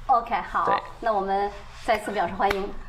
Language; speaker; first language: Chinese; native; Chinese